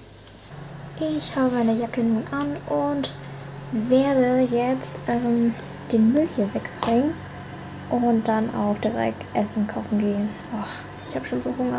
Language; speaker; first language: German; early bilingual, other home language; Vietnamese